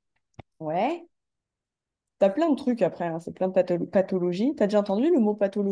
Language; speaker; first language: French; native; French